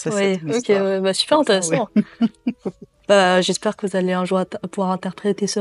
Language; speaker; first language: French; native; French